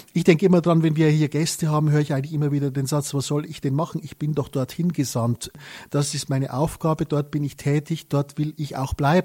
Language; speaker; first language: German; native; German